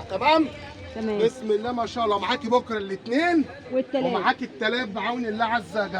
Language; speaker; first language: Arabic; native; Arabic